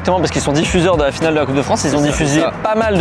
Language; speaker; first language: French; native; French